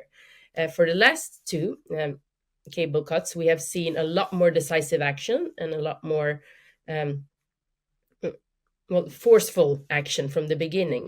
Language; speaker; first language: English; non-native, fluent; Swedish